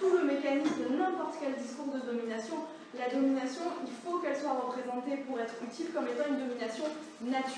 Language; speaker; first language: French; native; French